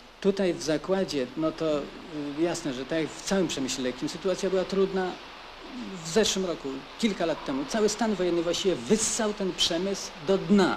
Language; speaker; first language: Polish; native; Polish